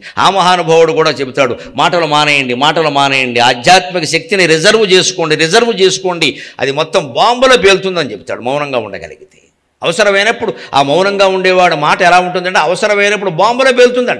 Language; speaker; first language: Telugu; native; Telugu